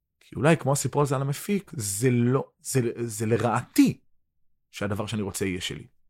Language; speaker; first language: Hebrew; early bilingual, other home language; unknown